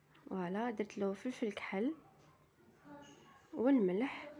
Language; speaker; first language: Arabic; native; Arabic